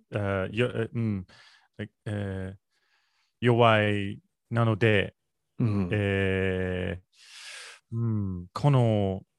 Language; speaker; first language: Japanese; non-native, learner; English